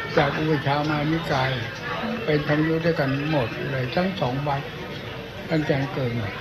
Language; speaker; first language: Thai; non-native, local second language; Northeastern Thai